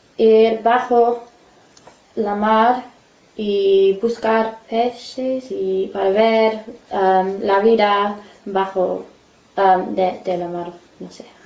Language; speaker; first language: Spanish; non-native, fluent; English